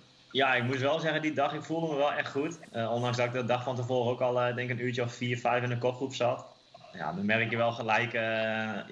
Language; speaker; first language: Dutch; native; Dutch